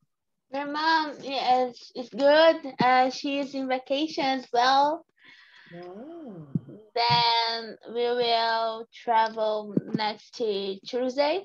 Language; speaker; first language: English; non-native, learner; Portuguese